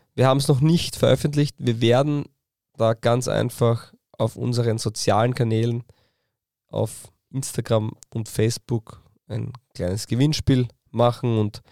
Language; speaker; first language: German; native; German